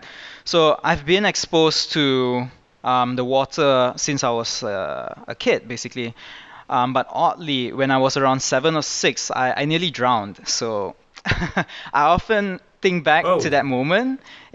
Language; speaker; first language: English; native; English